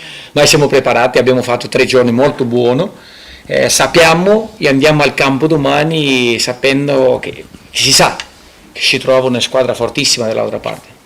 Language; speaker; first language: Italian; non-native, fluent; Portuguese